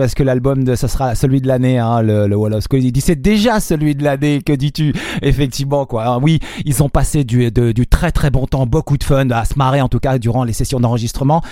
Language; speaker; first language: French; native; French